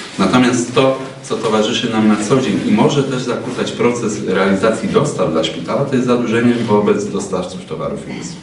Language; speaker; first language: Polish; native; Polish